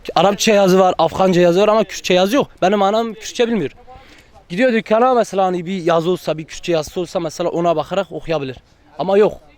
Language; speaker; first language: Turkish; non-native, local second language; Kurdish